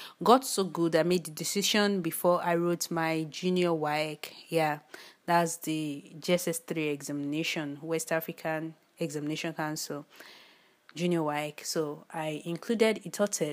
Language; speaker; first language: English; non-native, local second language; Yoruba